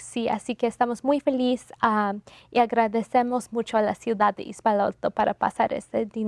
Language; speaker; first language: Spanish; non-native, fluent; English